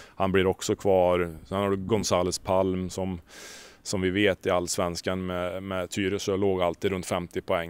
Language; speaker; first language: Swedish; native; Swedish